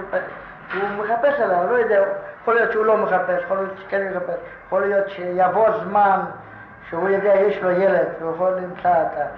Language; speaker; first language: Hebrew; non-native, fluent; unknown